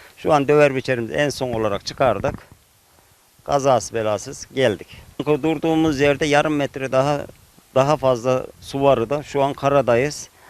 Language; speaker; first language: Turkish; native; Turkish